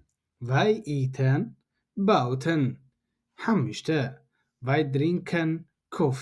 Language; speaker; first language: Dutch; non-native, learner; Tigrinya